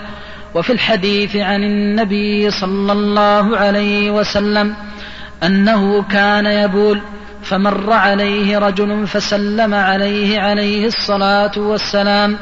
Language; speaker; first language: Arabic; native; Arabic